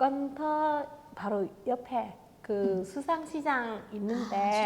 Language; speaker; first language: Korean; non-native, fluent; Vietnamese